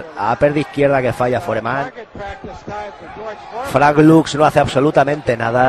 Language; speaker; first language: Spanish; native; Spanish